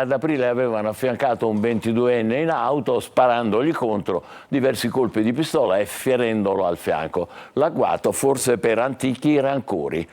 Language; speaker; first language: Italian; native; Italian